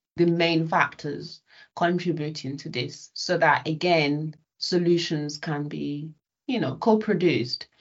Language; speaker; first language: English; non-native, local second language; Yoruba